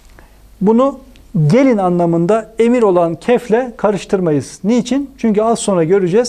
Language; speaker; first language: Turkish; native; Turkish